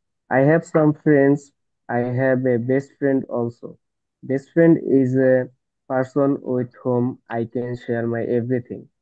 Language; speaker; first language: English; non-native, learner; Bangla